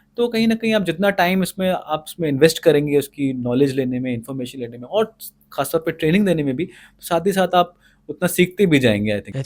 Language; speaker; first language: Hindi; native; Hindi